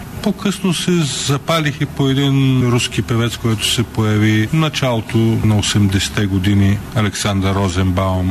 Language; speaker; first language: Bulgarian; native; Bulgarian